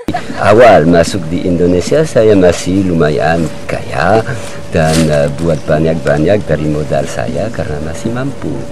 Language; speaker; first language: Indonesian; non-native, learner; French